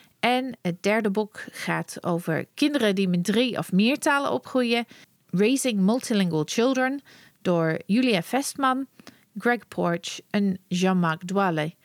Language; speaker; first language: Dutch; non-native, fluent; English